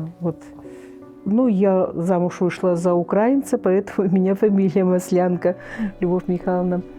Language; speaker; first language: Russian; native; Russian